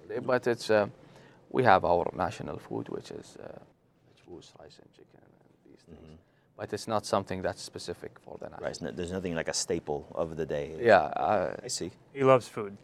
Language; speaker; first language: English; non-native, fluent; Arabic